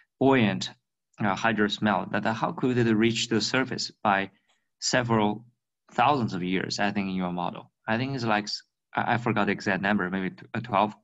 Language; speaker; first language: English; non-native, fluent; Chinese